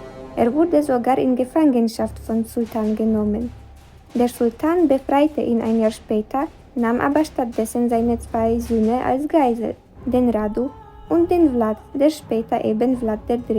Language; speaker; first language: German; non-native, fluent; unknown